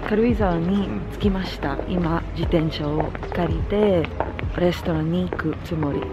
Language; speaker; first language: Japanese; non-native, learner; Filipino